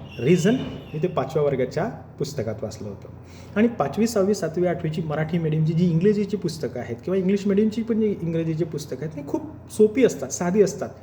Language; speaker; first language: Marathi; native; Marathi